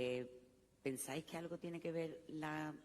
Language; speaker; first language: Spanish; native; Spanish